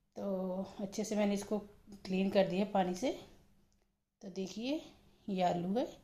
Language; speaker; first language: Hindi; non-native, local second language; Odia